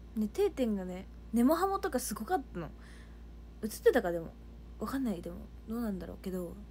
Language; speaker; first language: Japanese; native; Japanese